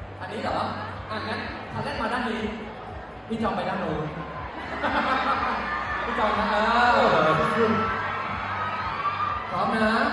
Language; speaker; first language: Thai; native; Thai